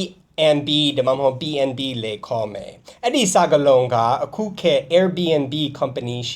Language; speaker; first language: Burmese; non-native, fluent; English